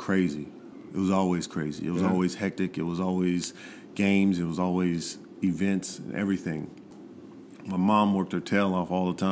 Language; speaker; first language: English; native; English